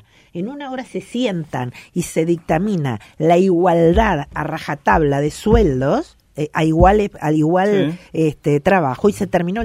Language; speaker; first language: Spanish; native; Spanish